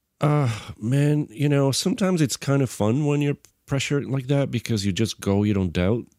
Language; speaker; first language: English; non-native, fluent; Bulgarian